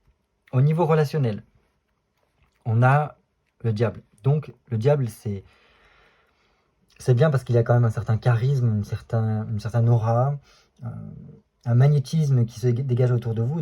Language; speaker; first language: French; native; French